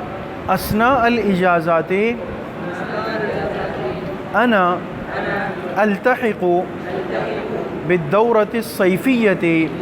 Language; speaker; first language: Arabic; non-native, fluent; Urdu